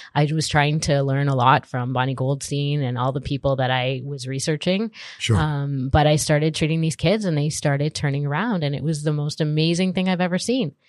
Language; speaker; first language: English; native; English